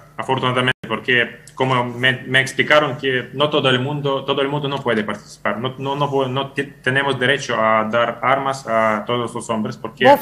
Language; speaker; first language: Spanish; non-native, fluent; Ukrainian